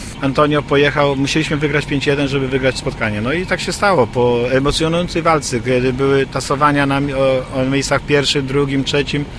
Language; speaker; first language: Polish; native; Polish